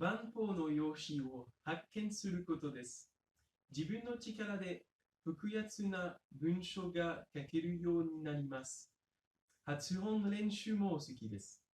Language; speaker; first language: Japanese; non-native, learner; French